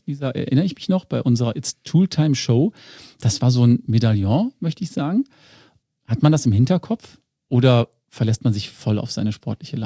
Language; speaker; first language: German; native; German